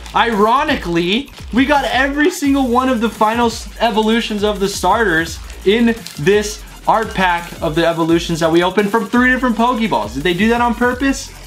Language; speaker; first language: English; native; English